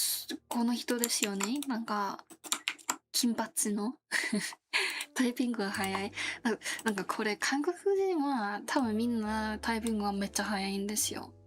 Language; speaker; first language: Japanese; non-native, learner; Korean